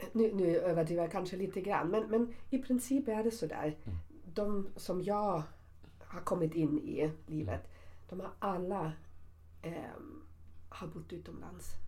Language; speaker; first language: Swedish; early bilingual, other home language; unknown